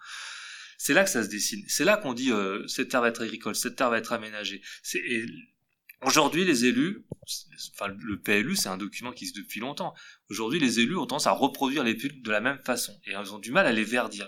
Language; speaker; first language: French; native; French